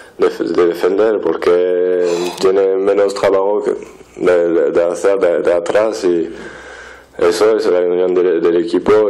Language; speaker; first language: Spanish; non-native, fluent; French